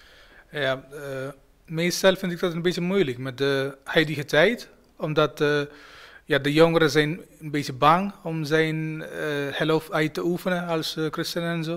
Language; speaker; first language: Dutch; non-native, fluent; Malayalam